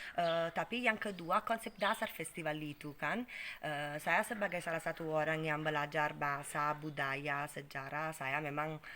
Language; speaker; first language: Indonesian; non-native, fluent; Italian